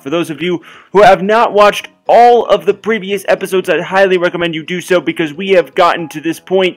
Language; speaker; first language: English; native; English